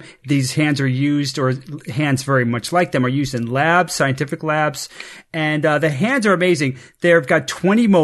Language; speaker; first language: English; native; English